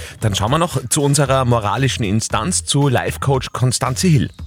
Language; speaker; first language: German; native; German